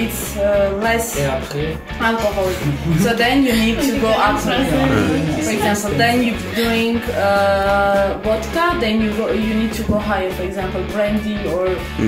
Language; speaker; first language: English; non-native, learner; Armenian